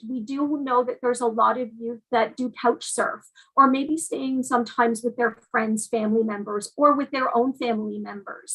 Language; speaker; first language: English; native; English